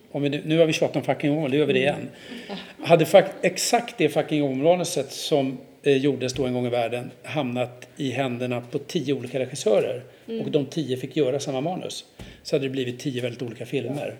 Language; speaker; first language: Swedish; native; Swedish